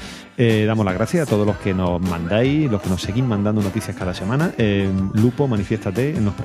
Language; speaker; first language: Spanish; native; Spanish